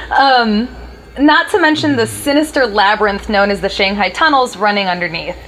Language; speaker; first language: English; native; English